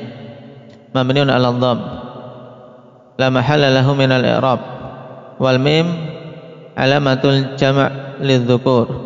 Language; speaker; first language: Arabic; non-native, fluent; Indonesian